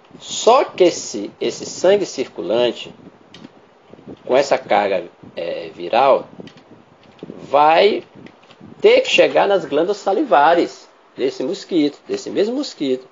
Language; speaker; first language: Portuguese; native; Portuguese